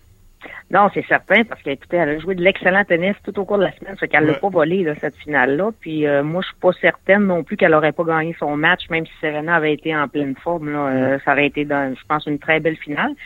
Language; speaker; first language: French; native; French